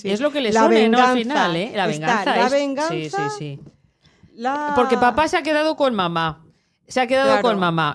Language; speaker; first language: Spanish; native; Spanish